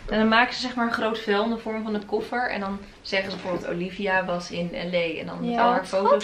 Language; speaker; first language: Dutch; native; Dutch